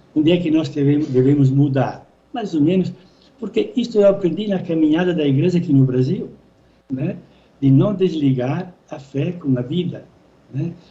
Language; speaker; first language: Portuguese; non-native, fluent; Italian